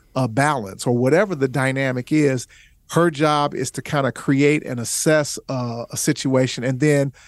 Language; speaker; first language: English; native; English